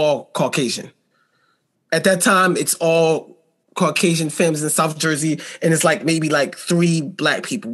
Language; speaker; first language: English; native; English